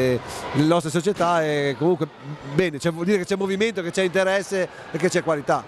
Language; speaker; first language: Italian; native; Italian